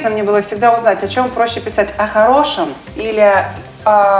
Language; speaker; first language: Russian; native; Russian